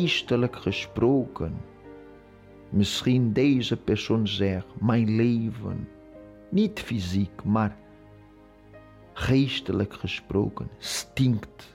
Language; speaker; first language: Dutch; non-native, fluent; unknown